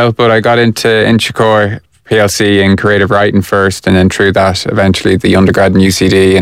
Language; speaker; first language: English; native; English